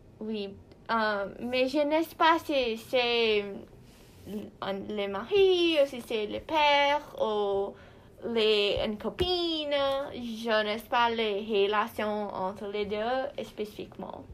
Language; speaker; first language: French; non-native, learner; Portuguese